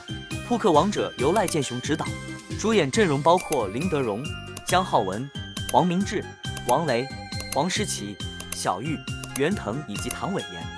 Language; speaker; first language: Chinese; native; Chinese